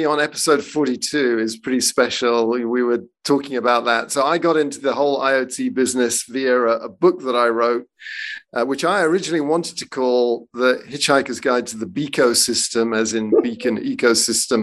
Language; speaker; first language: English; native; English